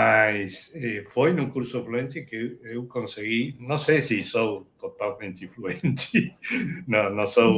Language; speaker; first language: Portuguese; non-native, fluent; Spanish